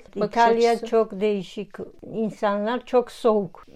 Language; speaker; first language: Turkish; non-native, learner; Georgian